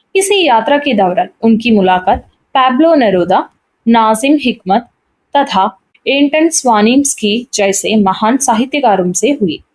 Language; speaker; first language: Hindi; non-native, local second language; Malayalam